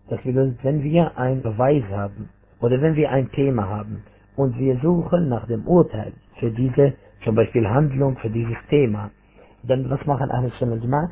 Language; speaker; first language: German; non-native, fluent; Arabic